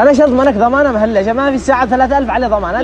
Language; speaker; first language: Arabic; native; Arabic